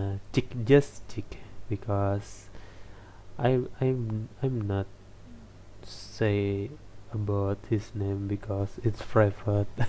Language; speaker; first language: English; non-native, learner; Indonesian